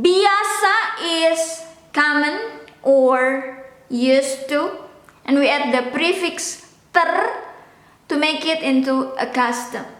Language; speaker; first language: English; non-native, local second language; Indonesian